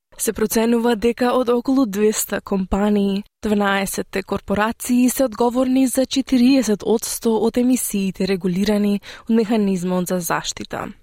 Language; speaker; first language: Macedonian; native; Macedonian